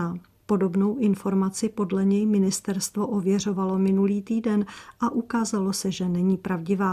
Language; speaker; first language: Czech; native; Czech